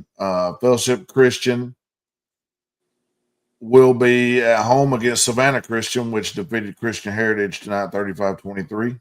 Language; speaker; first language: English; native; English